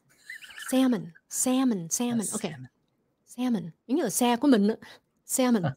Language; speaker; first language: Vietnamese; early bilingual, other home language; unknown